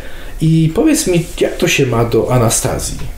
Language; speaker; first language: Polish; native; Polish